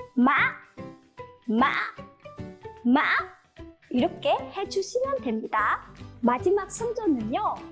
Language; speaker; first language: Korean; non-native, fluent; Vietnamese